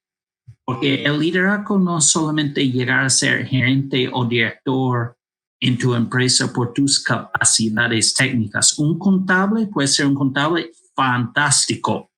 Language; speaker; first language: Spanish; non-native, fluent; English